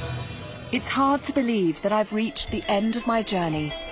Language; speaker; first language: English; native; English